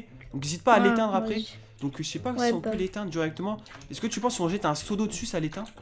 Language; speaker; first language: French; native; French